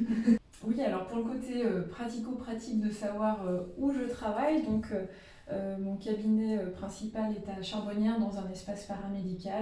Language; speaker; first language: French; native; French